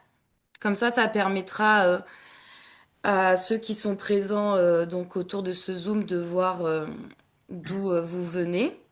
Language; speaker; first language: French; native; French